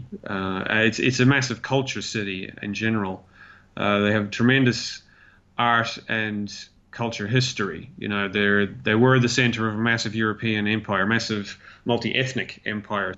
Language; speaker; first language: English; native; English